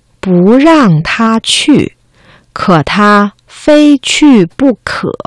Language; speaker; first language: Chinese; non-native, fluent; Vietnamese